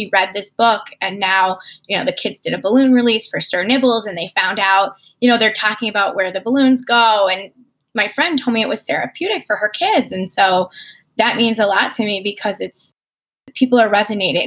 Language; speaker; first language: English; native; English